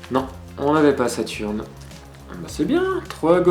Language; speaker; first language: French; native; French